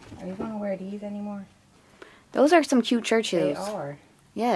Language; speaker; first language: English; native; English